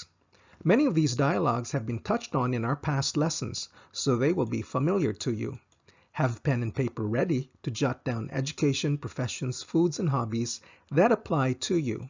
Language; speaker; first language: English; non-native, fluent; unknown